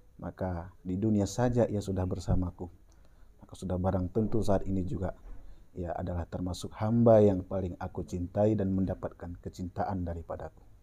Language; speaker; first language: Indonesian; non-native, local second language; Achinese